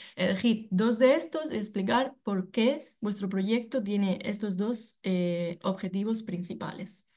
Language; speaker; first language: Spanish; native; Spanish